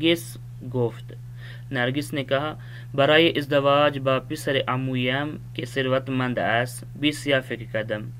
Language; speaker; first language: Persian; non-native, fluent; Urdu